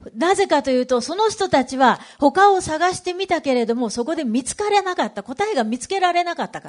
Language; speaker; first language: Japanese; native; Japanese